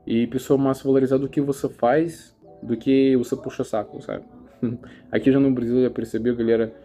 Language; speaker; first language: Portuguese; non-native, learner; Russian